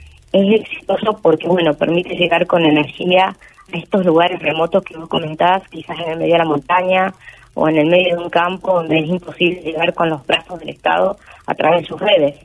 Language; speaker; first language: Spanish; native; Spanish